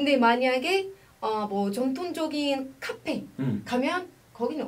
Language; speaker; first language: Korean; non-native, fluent; Arabic